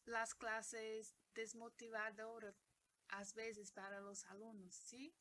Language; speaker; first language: Spanish; non-native, learner; Portuguese